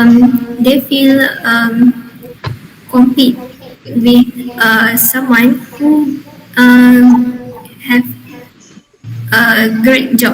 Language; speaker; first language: English; non-native, learner; Malay